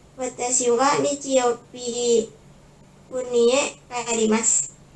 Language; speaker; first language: Japanese; non-native, learner; Indonesian